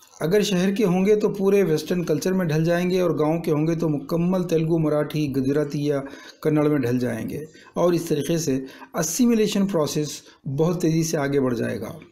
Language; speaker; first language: Urdu; native; Urdu